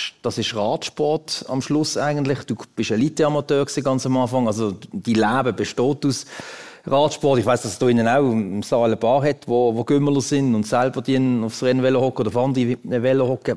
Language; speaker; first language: German; native; German